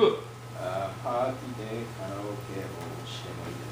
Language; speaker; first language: Japanese; non-native, learner; English